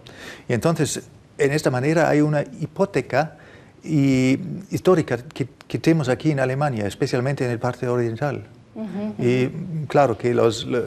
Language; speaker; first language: Spanish; non-native, fluent; German